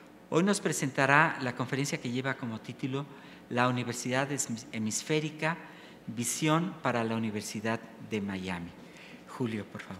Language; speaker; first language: Spanish; native; Spanish